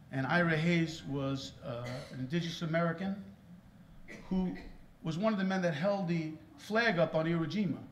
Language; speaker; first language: English; native; English